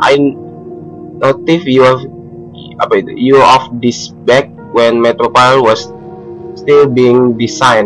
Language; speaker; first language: English; non-native, learner; Indonesian